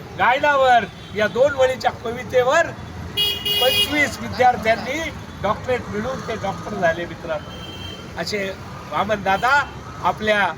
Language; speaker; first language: Marathi; native; Marathi